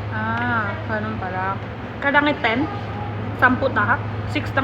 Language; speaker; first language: Filipino; non-native, learner; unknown